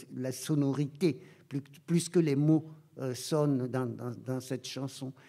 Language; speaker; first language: French; non-native, local second language; Ewe